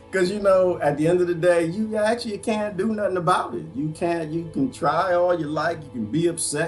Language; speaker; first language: English; native; English